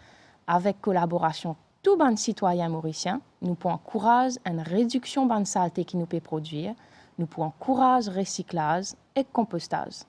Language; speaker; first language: French; non-native, local second language; Morisyen